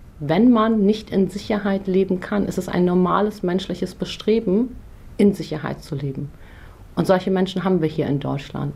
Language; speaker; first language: German; early bilingual, other home language; Persian